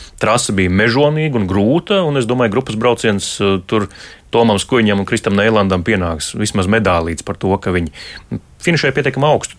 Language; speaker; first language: Latvian; native; Latvian